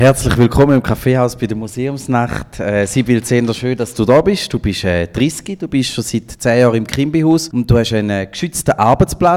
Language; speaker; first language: German; native; German